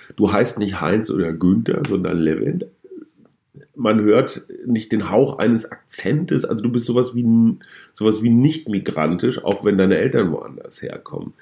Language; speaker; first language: German; native; German